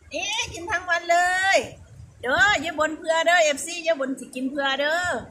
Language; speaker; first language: Thai; native; Thai